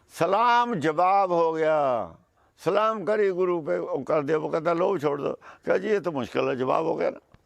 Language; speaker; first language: Hindi; non-native, local second language; Punjabi